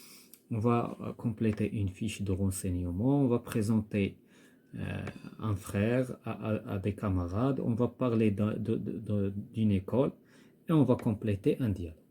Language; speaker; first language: French; non-native, local second language; Arabic